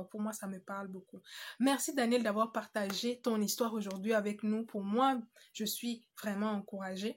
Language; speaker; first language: French; non-native, local second language; Fula